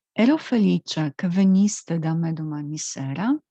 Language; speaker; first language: Italian; non-native, fluent; Polish